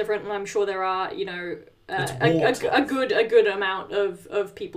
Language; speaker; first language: English; native; English